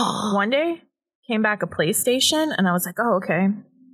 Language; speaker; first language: English; native; English